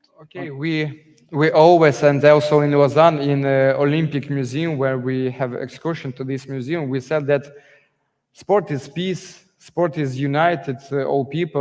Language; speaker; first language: English; non-native, learner; Ukrainian